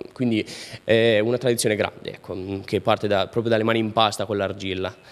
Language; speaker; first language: Italian; native; Italian